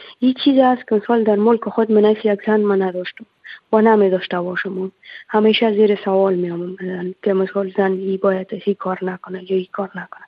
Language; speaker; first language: Persian; native; Persian